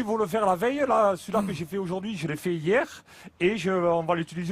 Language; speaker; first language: French; native; French